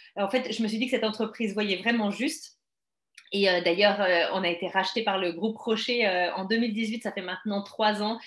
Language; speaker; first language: French; native; French